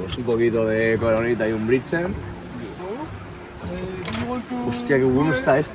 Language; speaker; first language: Spanish; native; Spanish